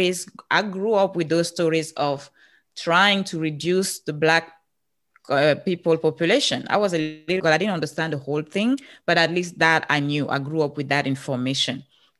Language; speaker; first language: English; non-native, local second language; French